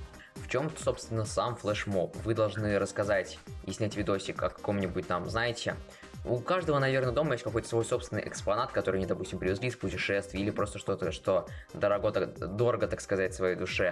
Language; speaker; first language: Russian; native; Russian